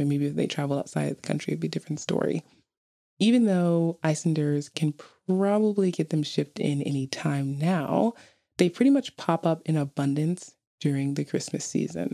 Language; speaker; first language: English; native; English